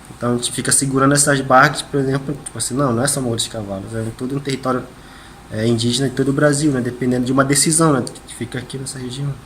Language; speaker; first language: Portuguese; non-native, local second language; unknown